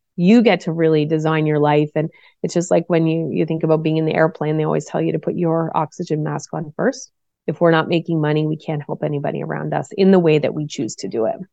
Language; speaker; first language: English; native; English